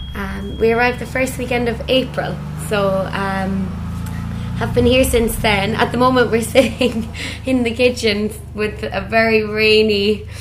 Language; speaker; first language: English; native; English